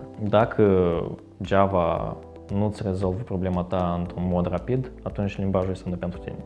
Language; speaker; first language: Romanian; native; Romanian